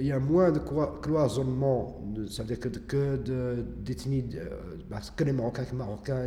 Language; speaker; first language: French; early bilingual, other home language; Arabic